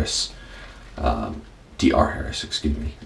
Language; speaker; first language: English; native; English